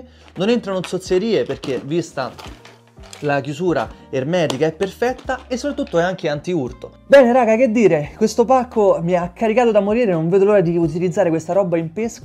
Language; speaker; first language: Italian; native; Italian